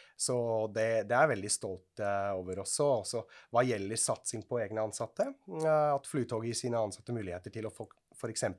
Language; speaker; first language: Norwegian; non-native, fluent; Swiss German